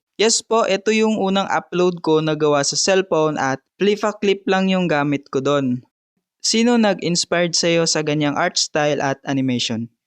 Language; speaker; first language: Filipino; non-native, local second language; Bikol